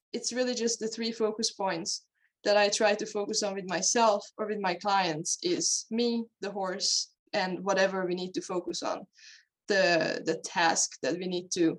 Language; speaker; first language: English; non-native, fluent; Hungarian